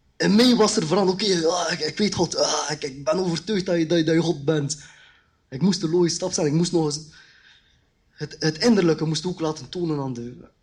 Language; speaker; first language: Dutch; early bilingual, other home language; Khmer